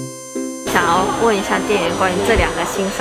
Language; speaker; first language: Chinese; native; Chinese